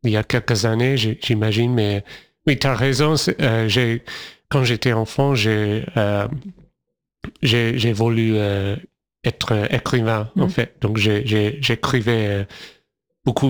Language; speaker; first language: French; non-native, fluent; English